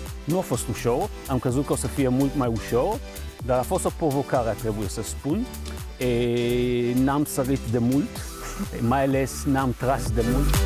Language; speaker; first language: Romanian; non-native, fluent; Hebrew